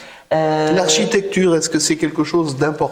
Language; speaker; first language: French; native; French